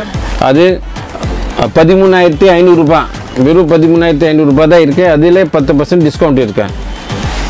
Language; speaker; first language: Tamil; non-native, local second language; Hindi